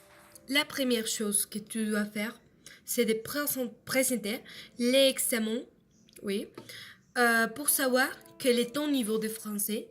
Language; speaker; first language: French; non-native, learner; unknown